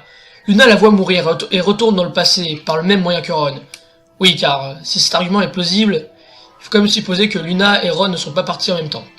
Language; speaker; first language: French; native; French